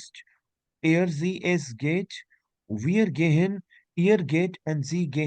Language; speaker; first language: German; non-native, learner; Hindi